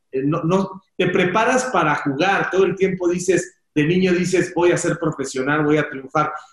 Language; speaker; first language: Spanish; native; Spanish